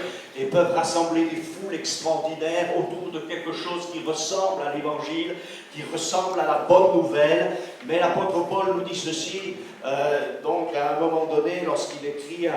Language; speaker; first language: French; native; French